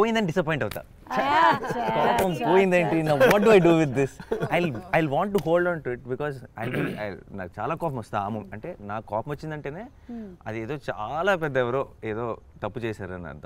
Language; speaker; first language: Telugu; native; Telugu